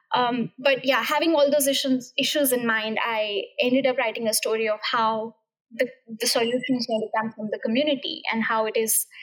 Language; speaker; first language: English; non-native, local second language; Hindi